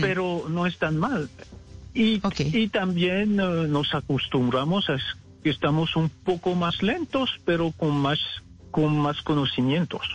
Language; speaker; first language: Spanish; non-native, fluent; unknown